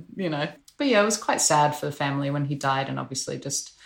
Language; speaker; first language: English; non-native, local second language; Polish